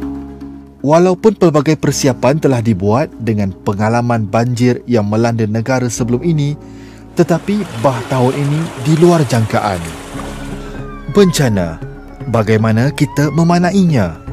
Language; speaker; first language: Malay; native; Malay